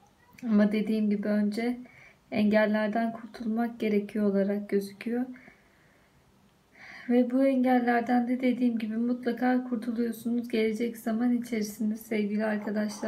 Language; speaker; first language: Turkish; native; Turkish